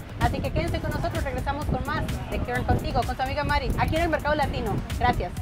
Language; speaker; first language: Spanish; native; Spanish